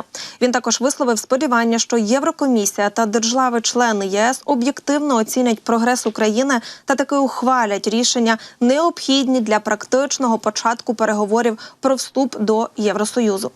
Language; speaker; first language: Ukrainian; native; Ukrainian